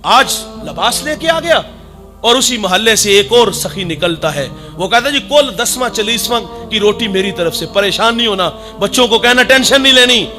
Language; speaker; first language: Urdu; non-native, local second language; Punjabi